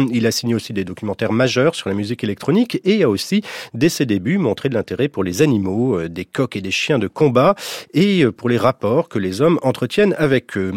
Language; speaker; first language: French; native; French